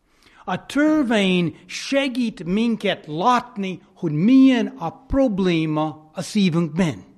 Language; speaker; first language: Hungarian; non-native, fluent; English